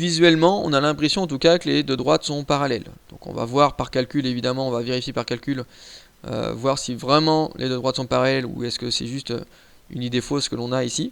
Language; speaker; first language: French; native; French